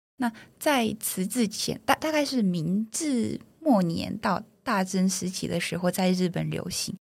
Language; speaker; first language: Chinese; non-native, fluent; Japanese